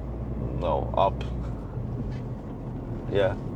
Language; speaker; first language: English; non-native, learner; Turkish